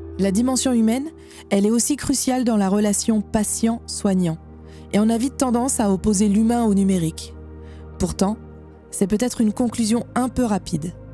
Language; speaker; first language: French; native; French